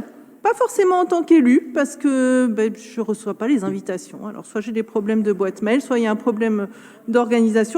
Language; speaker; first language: French; native; French